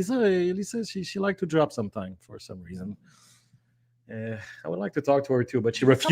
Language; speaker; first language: English; non-native, fluent; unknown